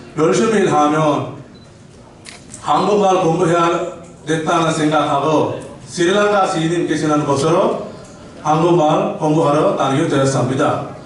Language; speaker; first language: Korean; non-native, learner; Sinhala